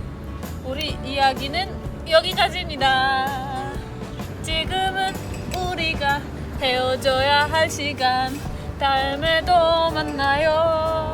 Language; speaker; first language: Korean; non-native, fluent; Polish